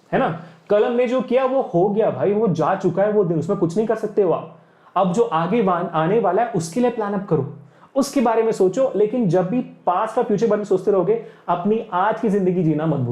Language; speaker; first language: Hindi; native; Hindi